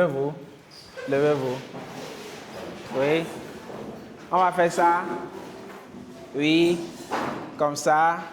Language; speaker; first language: French; non-native, local second language; Kinyarwanda